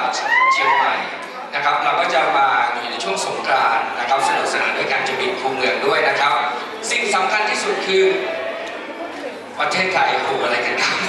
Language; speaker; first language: Thai; native; Thai